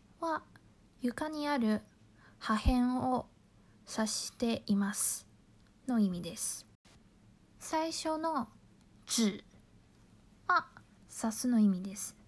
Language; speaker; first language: Japanese; non-native, fluent; Chinese